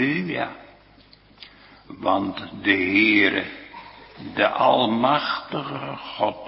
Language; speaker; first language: Dutch; native; Dutch